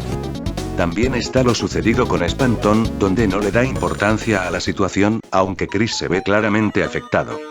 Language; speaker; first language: Spanish; native; Spanish